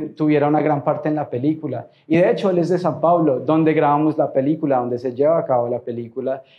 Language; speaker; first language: Spanish; early bilingual, heritage; Spanish